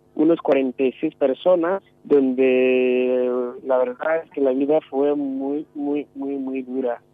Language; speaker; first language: Spanish; non-native, fluent; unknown